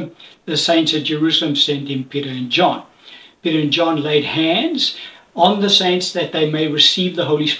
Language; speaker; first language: English; native; English